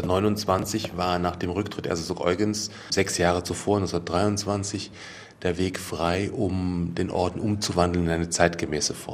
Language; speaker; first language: German; native; German